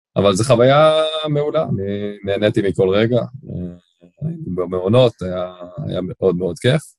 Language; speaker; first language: Hebrew; native; Hebrew